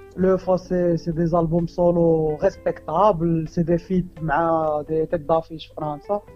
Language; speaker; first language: French; non-native, local second language; Arabic